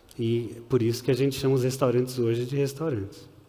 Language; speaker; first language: Portuguese; early bilingual, heritage; Portuguese